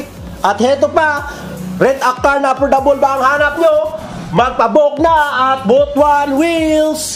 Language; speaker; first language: Filipino; non-native, local second language; Cebuano